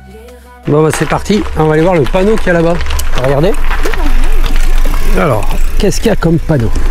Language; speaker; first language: French; native; French